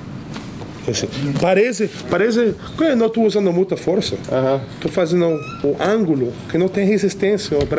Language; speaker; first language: Portuguese; non-native, learner; English